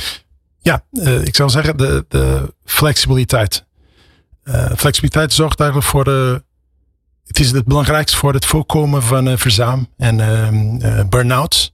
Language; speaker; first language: Dutch; non-native, fluent; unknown